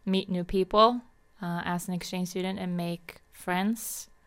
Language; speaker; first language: English; non-native, fluent; Norwegian